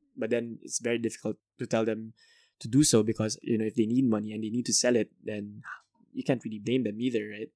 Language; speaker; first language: English; non-native, local second language; Filipino